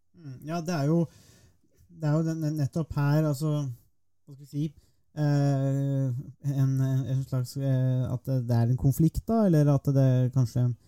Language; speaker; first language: Norwegian; native; Norwegian